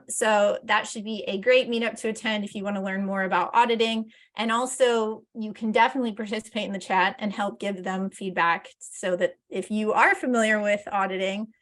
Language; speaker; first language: English; native; English